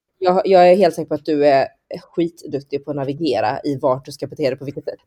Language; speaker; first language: Swedish; early bilingual, other home language; Chinese